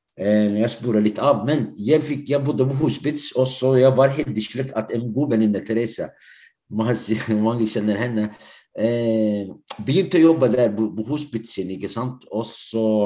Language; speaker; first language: Norwegian; non-native, fluent; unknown